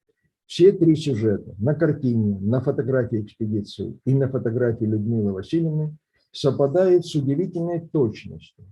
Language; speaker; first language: Russian; native; Russian